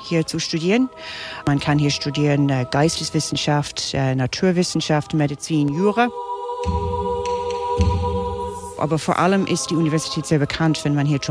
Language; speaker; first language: German; non-native, fluent; English